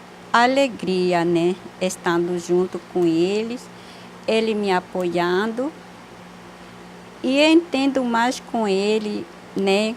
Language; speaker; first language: Portuguese; non-native, local second language; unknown